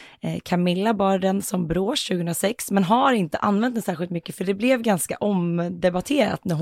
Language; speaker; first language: Swedish; native; Swedish